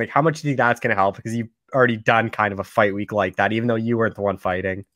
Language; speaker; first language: English; native; English